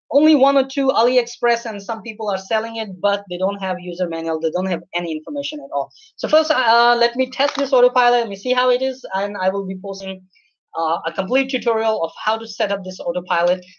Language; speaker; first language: English; non-native, local second language; Urdu